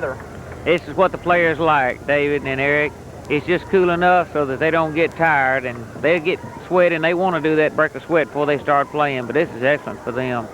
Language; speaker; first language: English; native; English